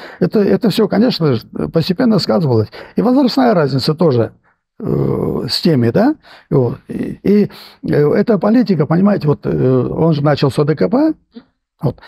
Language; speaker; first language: Russian; non-native, local second language; Armenian